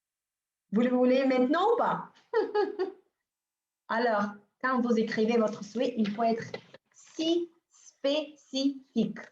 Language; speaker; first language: French; non-native, fluent; Bulgarian